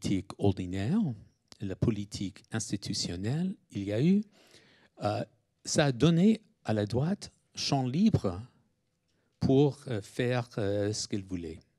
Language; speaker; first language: French; non-native, fluent; English